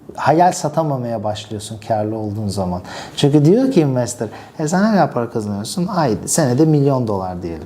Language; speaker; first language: Turkish; early bilingual, other home language; English